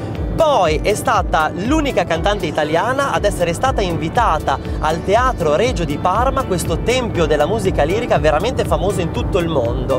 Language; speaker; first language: Italian; native; Italian